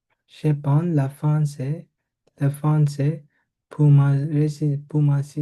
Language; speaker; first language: French; non-native, learner; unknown